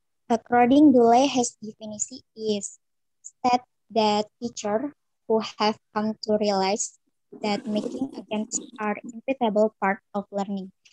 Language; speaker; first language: English; non-native, learner; Indonesian